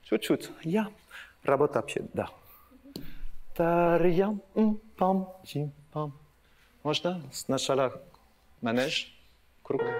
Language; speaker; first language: Russian; non-native, learner; French